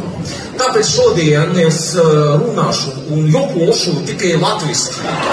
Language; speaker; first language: Latvian; non-native, learner; Russian